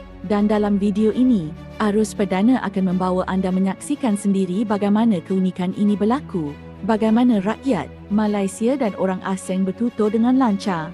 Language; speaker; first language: Malay; native; Malay